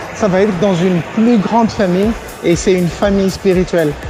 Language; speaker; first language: French; non-native, local second language; Malagasy